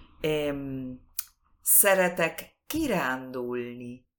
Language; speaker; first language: Hungarian; early bilingual, heritage; Spanish